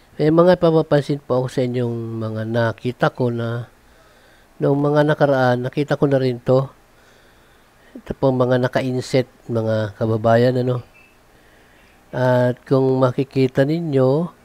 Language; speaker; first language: Filipino; native; Filipino